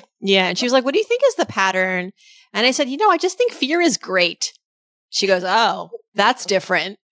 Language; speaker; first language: English; early bilingual, other home language; Persian